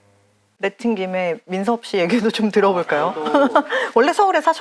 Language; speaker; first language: Korean; native; Korean